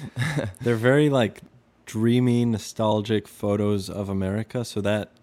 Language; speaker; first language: English; early bilingual, other home language; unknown